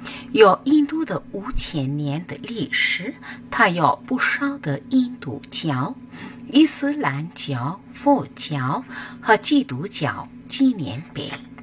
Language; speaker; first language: Chinese; non-native, fluent; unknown